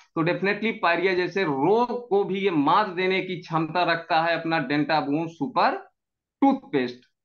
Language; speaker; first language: Hindi; native; Hindi